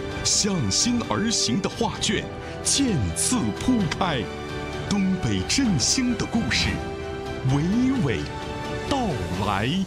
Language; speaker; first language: Chinese; native; Chinese